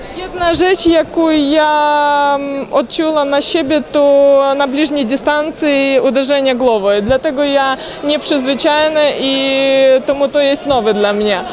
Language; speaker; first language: Polish; non-native, learner; Ukrainian